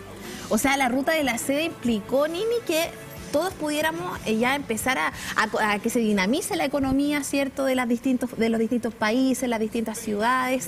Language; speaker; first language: Spanish; native; Spanish